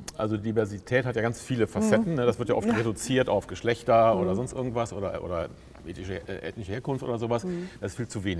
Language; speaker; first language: German; native; German